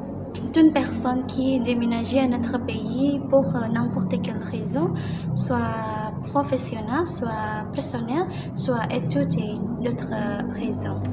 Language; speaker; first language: French; non-native, learner; Indonesian